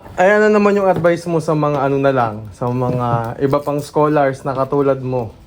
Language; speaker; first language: Filipino; native; Filipino